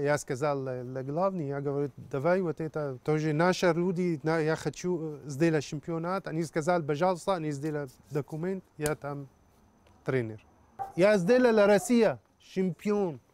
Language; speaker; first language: Russian; non-native, learner; Arabic